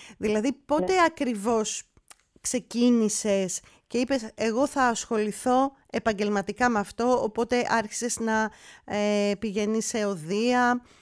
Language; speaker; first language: Greek; native; Greek